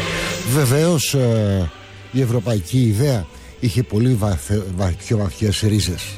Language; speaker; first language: Greek; native; Greek